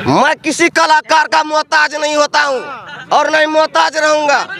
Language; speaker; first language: Hindi; native; Hindi